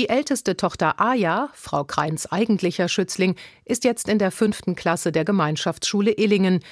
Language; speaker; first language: German; native; German